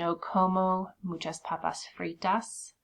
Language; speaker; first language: Spanish; non-native, fluent; English